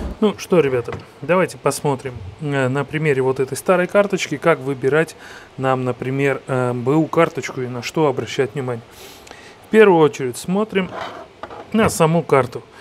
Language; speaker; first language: Russian; non-native, fluent; Georgian